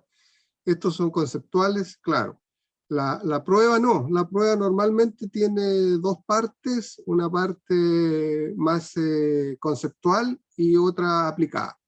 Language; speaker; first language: Spanish; non-native, fluent; Portuguese